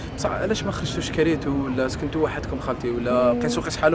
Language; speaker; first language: Arabic; native; Arabic